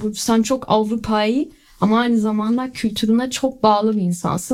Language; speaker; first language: Turkish; early bilingual, other home language; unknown